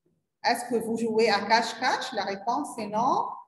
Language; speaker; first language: French; non-native, learner; Arabic